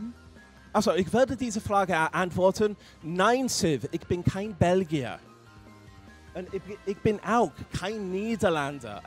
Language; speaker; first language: German; non-native, fluent; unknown